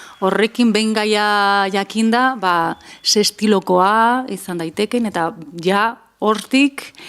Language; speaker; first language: Basque; non-native, local second language; Spanish